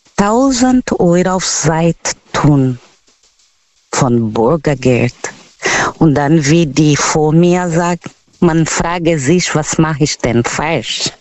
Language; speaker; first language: German; non-native, learner; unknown